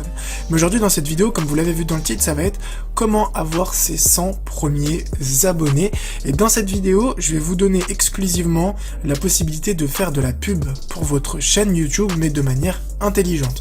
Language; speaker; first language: French; native; French